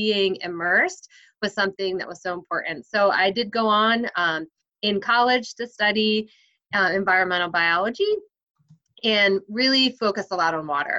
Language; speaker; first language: English; native; English